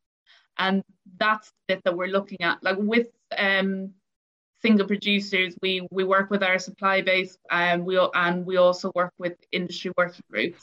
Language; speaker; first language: English; native; English